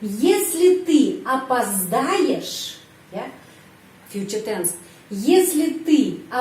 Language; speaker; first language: Russian; non-native, fluent; Indonesian